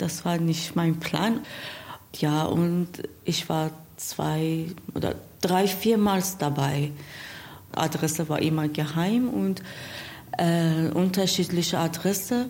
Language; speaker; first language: German; non-native, learner; Persian